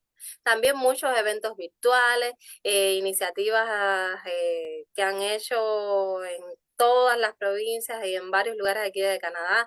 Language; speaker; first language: Spanish; native; Spanish